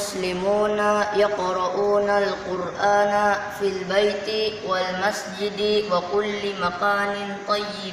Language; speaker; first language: Arabic; non-native, learner; Indonesian